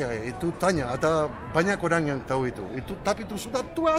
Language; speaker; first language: Indonesian; non-native, fluent; Spanish